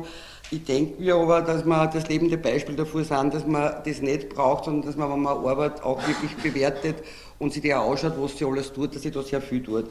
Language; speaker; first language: German; native; German